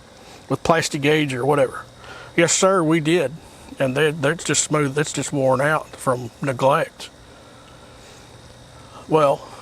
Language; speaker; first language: English; native; English